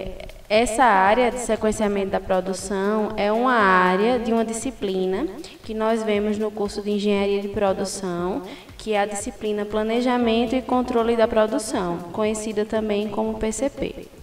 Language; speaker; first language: Portuguese; native; Portuguese